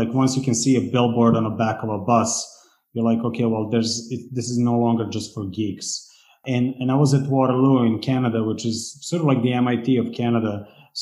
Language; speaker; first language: English; non-native, fluent; Serbian